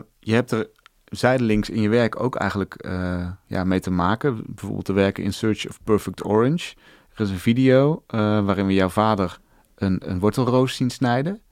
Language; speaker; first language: Dutch; native; Dutch